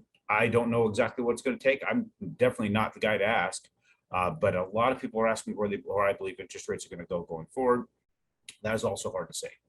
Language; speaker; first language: English; native; English